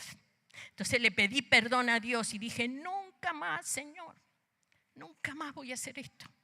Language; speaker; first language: Spanish; native; Spanish